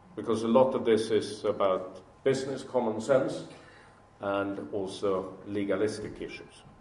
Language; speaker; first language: English; non-native, fluent; Swedish